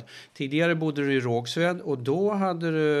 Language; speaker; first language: Swedish; native; Swedish